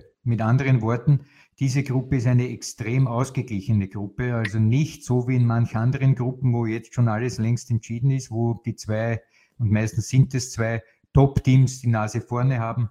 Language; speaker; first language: German; native; German